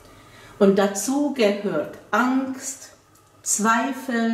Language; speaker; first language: German; non-native, fluent; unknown